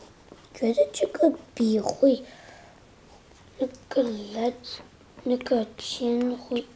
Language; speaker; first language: Chinese; early bilingual, heritage; English